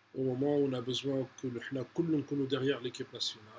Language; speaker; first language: French; non-native, local second language; Arabic